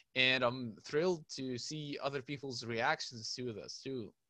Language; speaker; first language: English; non-native, fluent; Arabic